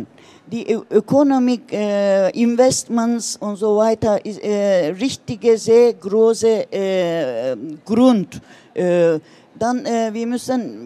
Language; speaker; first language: German; non-native, learner; Turkish